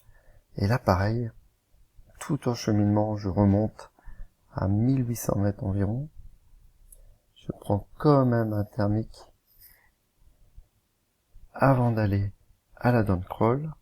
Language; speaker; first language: French; native; French